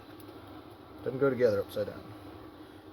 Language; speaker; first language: English; native; English